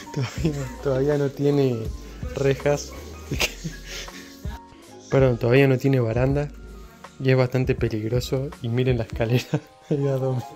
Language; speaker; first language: Spanish; native; Spanish